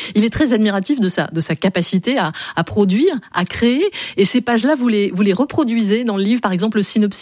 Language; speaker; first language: French; native; French